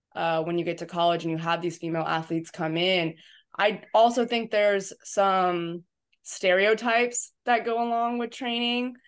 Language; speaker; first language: English; native; English